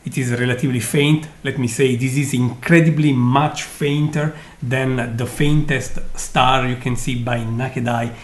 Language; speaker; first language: English; non-native, fluent; Italian